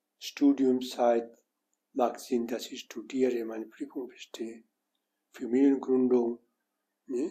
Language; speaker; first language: German; non-native, learner; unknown